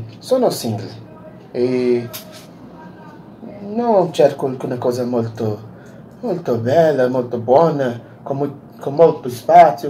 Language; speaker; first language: Italian; non-native, learner; Portuguese